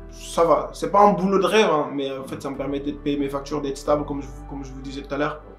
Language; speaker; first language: French; early bilingual, other home language; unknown